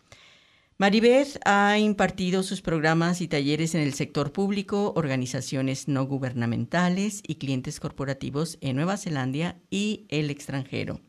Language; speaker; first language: Spanish; native; Spanish